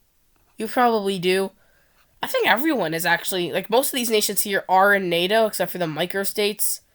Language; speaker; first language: English; non-native, fluent; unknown